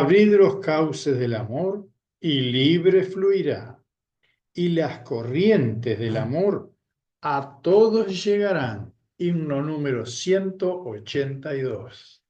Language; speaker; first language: Spanish; native; Spanish